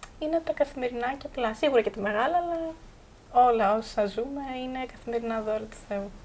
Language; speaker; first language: Greek; native; Greek